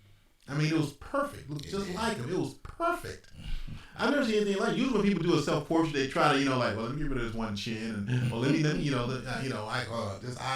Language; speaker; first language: English; native; English